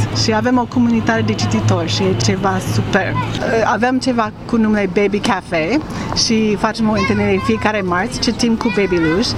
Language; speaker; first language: Romanian; non-native, learner; English